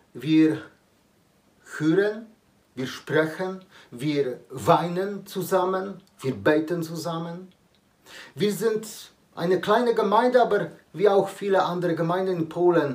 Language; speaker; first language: German; non-native, learner; Polish